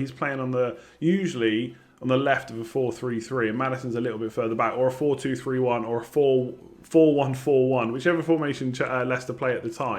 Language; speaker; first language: English; native; English